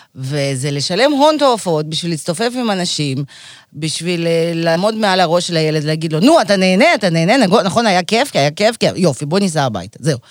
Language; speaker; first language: Hebrew; early bilingual, other home language; Russian